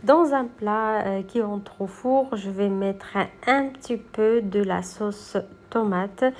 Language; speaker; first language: French; non-native, local second language; Arabic